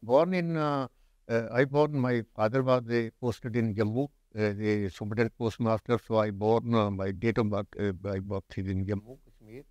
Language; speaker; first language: English; non-native, local second language; Punjabi